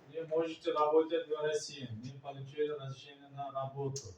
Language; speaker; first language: Russian; non-native, learner; Uzbek